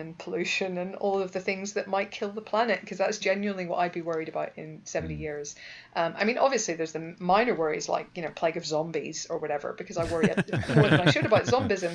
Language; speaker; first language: English; native; English